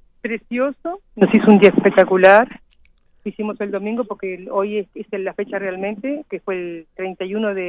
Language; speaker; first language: Spanish; native; Spanish